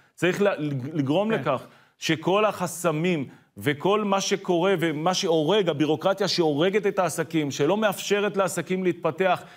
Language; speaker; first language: Hebrew; native; Hebrew